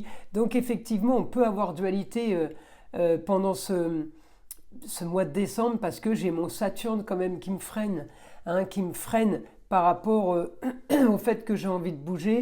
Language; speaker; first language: French; native; French